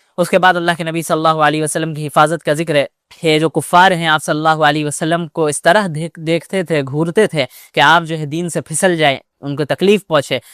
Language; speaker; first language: Urdu; native; Urdu